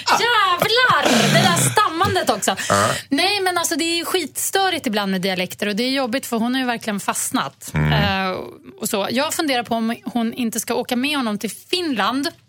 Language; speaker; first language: Swedish; native; Swedish